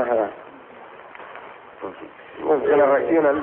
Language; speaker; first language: Spanish; native; Spanish